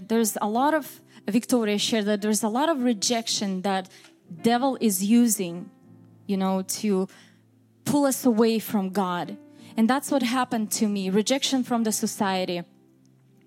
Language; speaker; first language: English; non-native, fluent; Russian